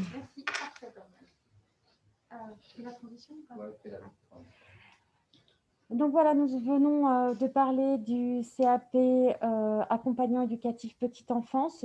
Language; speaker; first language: French; native; French